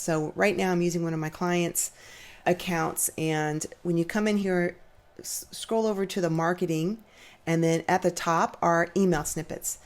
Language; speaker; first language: English; native; English